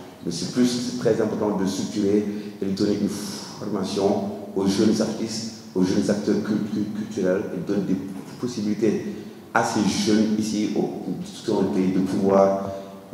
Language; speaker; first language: French; non-native, local second language; Wolof